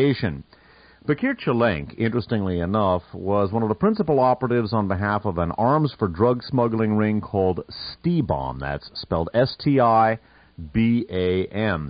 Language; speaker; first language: English; native; English